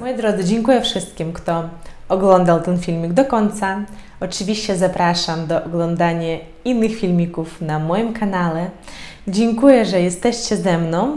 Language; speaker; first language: Polish; non-native, fluent; Ukrainian